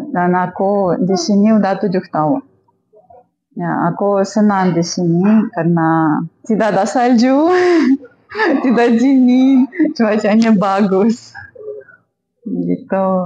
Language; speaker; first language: Indonesian; non-native, fluent; Russian